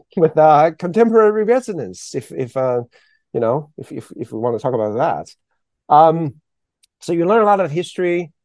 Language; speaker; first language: English; early bilingual, other home language; Chinese